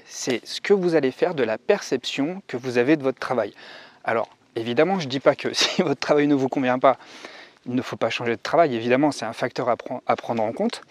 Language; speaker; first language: French; native; French